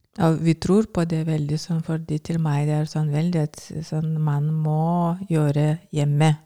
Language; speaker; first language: Norwegian; non-native, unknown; Lithuanian